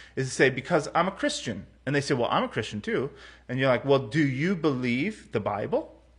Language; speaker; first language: English; native; English